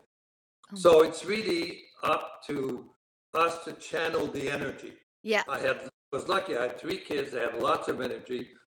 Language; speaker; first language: English; native; English